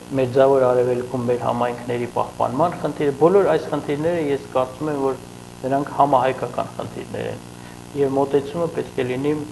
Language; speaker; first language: Armenian; native; Armenian